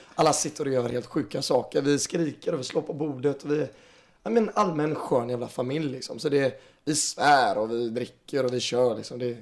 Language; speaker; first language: Swedish; native; Swedish